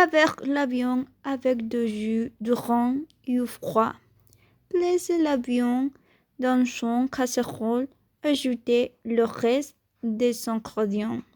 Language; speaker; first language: French; non-native, learner; Spanish